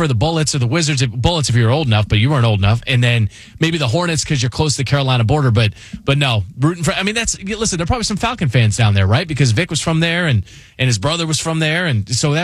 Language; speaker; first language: English; native; English